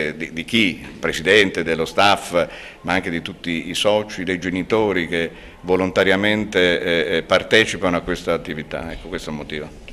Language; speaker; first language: Italian; native; Italian